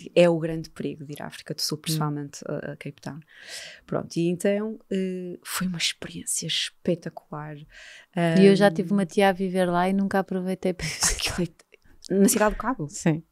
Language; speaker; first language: Portuguese; native; Portuguese